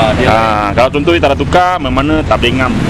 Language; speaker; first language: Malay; non-native, local second language; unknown